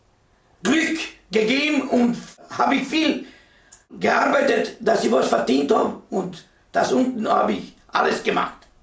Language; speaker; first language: German; early bilingual, other home language; Serbian